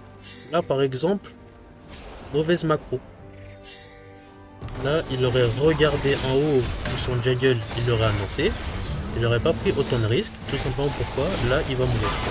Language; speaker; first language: French; native; French